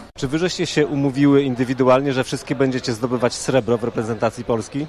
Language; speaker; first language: Polish; native; Polish